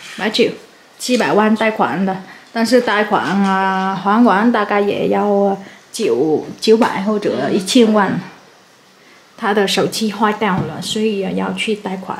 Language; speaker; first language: Chinese; non-native, fluent; Vietnamese